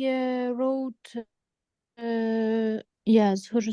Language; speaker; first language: English; non-native, learner; Ukrainian